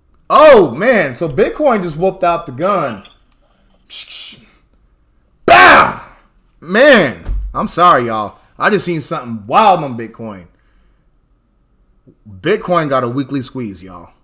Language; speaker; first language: English; native; English